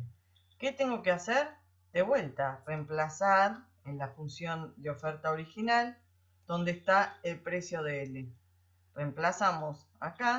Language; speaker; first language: Spanish; native; Spanish